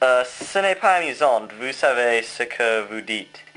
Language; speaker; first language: French; non-native, learner; English